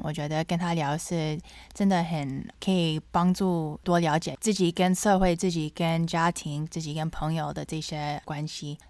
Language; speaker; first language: Chinese; early bilingual, heritage; Chinese